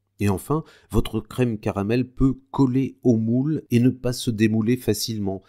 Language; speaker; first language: French; native; French